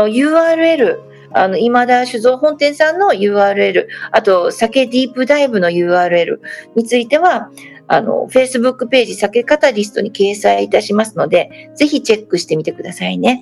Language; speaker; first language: Japanese; native; Japanese